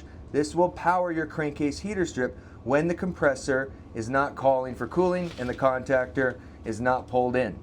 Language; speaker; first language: English; native; English